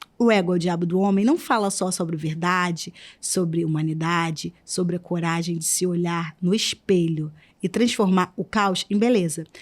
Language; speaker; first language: Portuguese; native; Portuguese